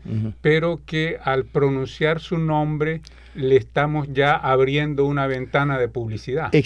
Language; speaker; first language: Spanish; native; Spanish